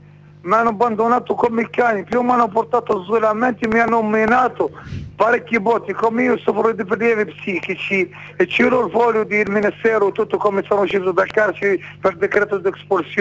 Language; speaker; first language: Italian; non-native, learner; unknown